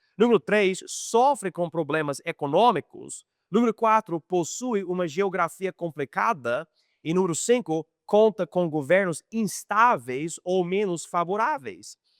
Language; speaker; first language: Portuguese; non-native, fluent; English